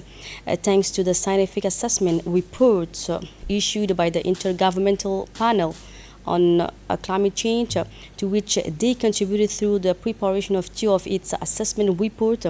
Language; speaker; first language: English; non-native, fluent; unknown